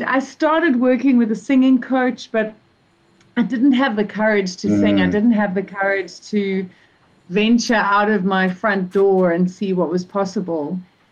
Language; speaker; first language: English; native; English